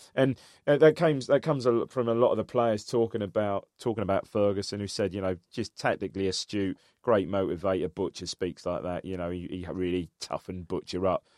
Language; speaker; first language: English; native; English